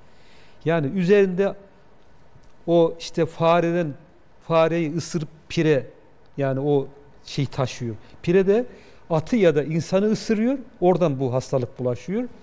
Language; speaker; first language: Turkish; native; Turkish